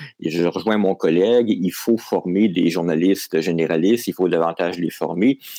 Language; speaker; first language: French; native; French